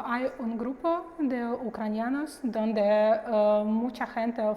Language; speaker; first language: Spanish; non-native, fluent; Russian